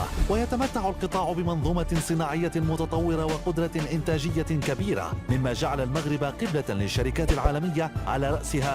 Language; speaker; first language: Arabic; native; Arabic